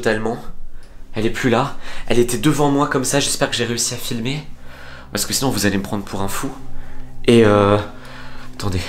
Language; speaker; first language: French; native; French